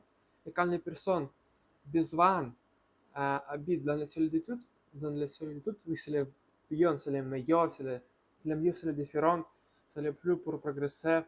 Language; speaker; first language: French; non-native, learner; Russian